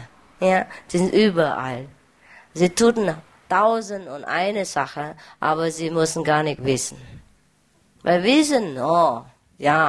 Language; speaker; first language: German; non-native, fluent; Vietnamese